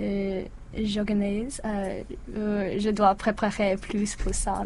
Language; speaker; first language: French; non-native, learner; English